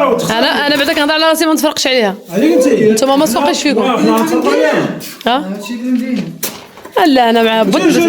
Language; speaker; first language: Arabic; native; Arabic